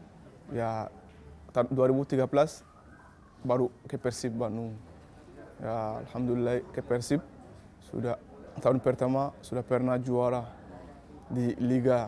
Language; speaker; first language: Indonesian; non-native, learner; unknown